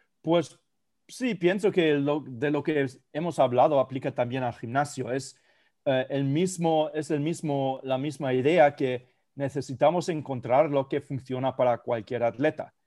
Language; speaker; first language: Spanish; non-native, fluent; German